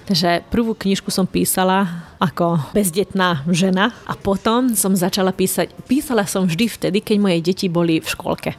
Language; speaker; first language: Slovak; non-native, local second language; Hungarian